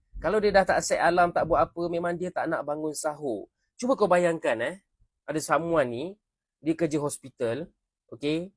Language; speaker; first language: Malay; native; Malay